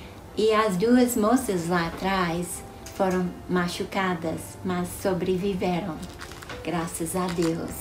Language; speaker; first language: Portuguese; non-native, fluent; English